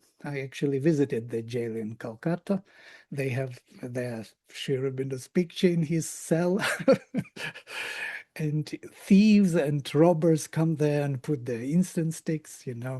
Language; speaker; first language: English; non-native, fluent; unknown